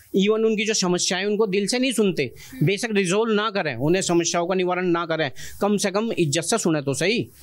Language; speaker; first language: Hindi; native; Hindi